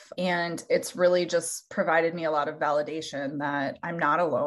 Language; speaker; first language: English; native; English